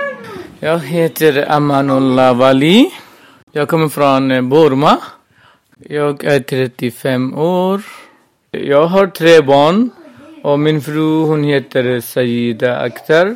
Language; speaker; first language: Swedish; non-native, local second language; Burmese